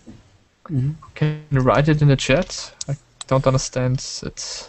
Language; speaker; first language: English; non-native, learner; German